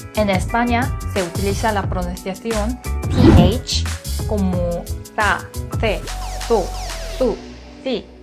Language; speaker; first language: Spanish; non-native, learner; Korean